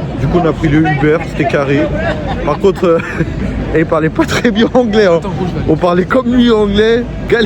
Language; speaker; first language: French; native; French